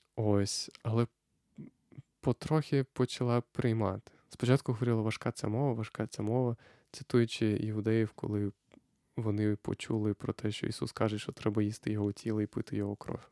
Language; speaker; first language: Ukrainian; non-native, fluent; Lithuanian